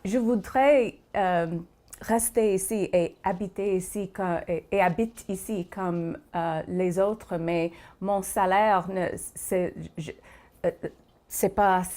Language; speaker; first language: French; non-native, local second language; English